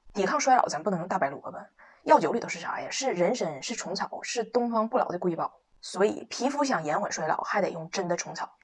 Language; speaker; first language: Chinese; native; Chinese